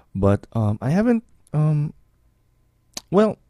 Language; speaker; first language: English; non-native, local second language; Filipino